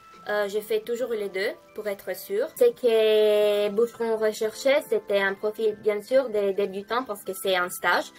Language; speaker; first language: French; non-native, fluent; Italian